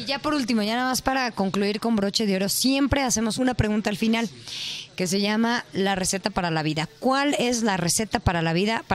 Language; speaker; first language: Spanish; native; Spanish